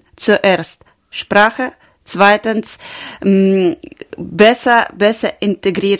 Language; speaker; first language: German; non-native, learner; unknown